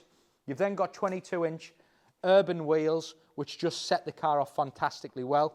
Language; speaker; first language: English; native; English